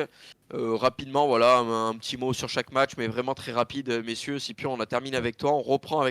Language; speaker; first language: French; native; French